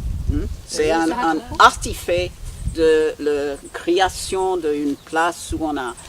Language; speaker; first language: French; non-native, learner; English